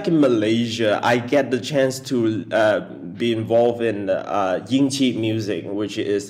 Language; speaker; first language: English; non-native, local second language; Chinese